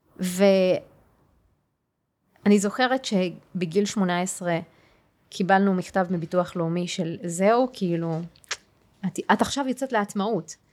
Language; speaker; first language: Hebrew; non-native, local second language; Arabic